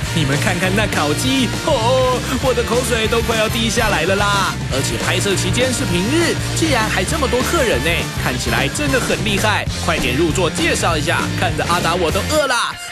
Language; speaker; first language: Chinese; native; Chinese